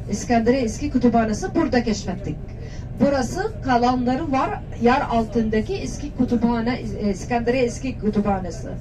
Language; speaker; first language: Turkish; non-native, learner; Arabic